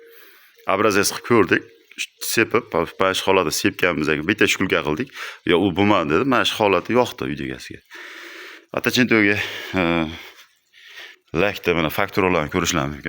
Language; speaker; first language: Uzbek; native; Uzbek